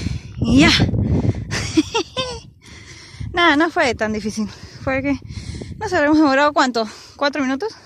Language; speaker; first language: Spanish; native; Spanish